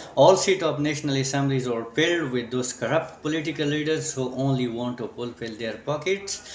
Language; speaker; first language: English; non-native, local second language; Urdu